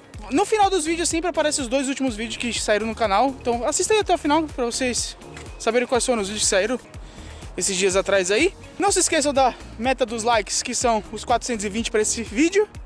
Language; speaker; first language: Portuguese; native; Portuguese